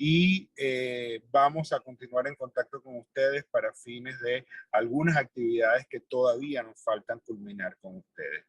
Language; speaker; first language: Spanish; native; Spanish